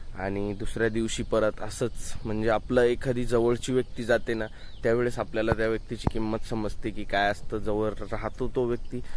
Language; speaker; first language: Marathi; native; Marathi